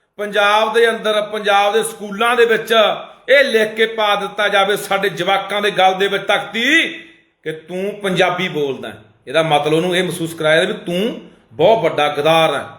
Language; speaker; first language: Punjabi; native; Punjabi